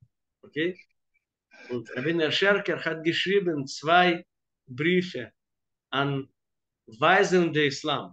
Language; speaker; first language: German; non-native, fluent; Hebrew